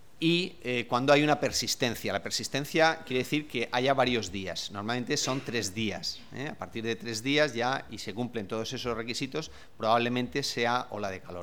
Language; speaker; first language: Spanish; native; Spanish